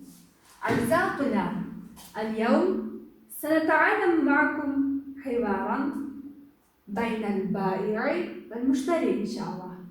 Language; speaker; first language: Arabic; non-native, fluent; Kyrgyz